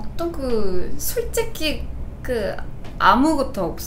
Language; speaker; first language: Korean; non-native, fluent; Japanese